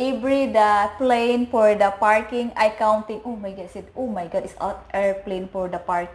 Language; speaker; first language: English; non-native, learner; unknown